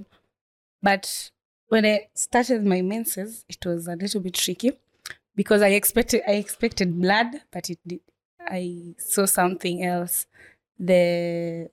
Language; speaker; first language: English; non-native, local second language; Swahili